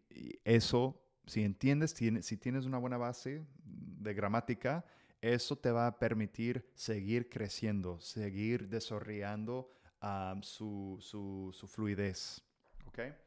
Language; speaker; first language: Spanish; non-native, fluent; English